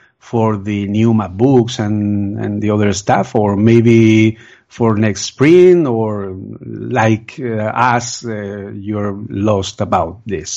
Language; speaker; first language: English; non-native, fluent; Spanish